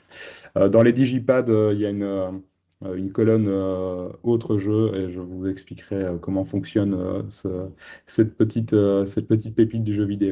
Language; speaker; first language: French; native; French